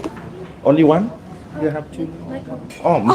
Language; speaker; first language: English; non-native, learner; Thai